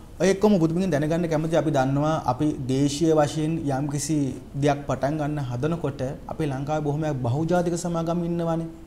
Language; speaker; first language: Sinhala; native; Sinhala